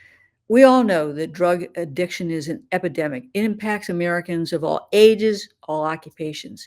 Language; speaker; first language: English; native; English